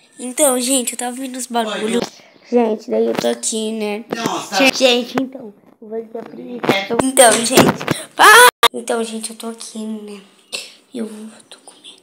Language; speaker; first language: Portuguese; native; Portuguese